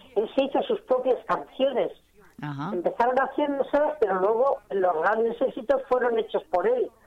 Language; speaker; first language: Spanish; native; Spanish